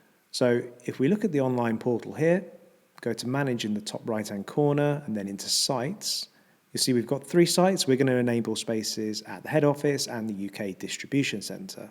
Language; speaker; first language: English; native; English